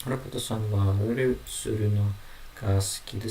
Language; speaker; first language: Japanese; non-native, learner; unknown